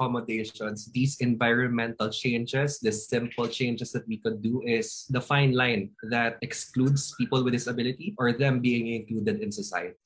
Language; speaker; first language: English; non-native, local second language; Hiligaynon